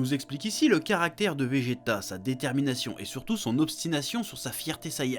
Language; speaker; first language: French; native; French